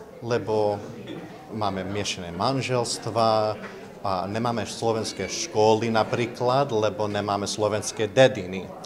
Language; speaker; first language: Slovak; early bilingual, heritage; Slovak